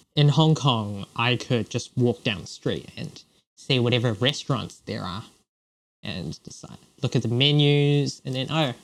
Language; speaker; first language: English; non-native, local second language; Cantonese